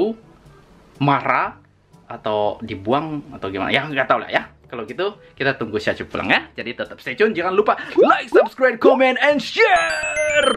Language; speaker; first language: Indonesian; native; Indonesian